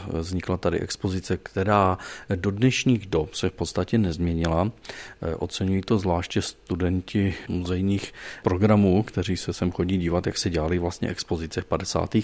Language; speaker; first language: Czech; native; Czech